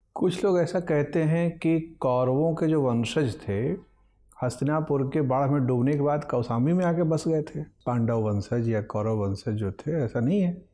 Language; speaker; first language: Hindi; native; Hindi